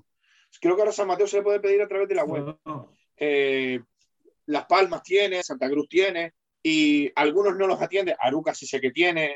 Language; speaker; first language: Spanish; native; Spanish